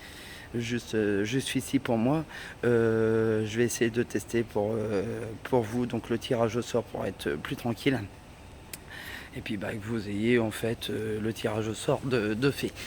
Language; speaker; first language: French; native; French